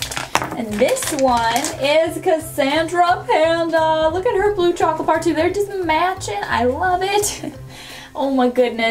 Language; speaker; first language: English; native; English